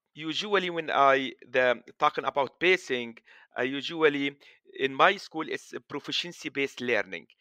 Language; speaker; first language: English; non-native, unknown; Arabic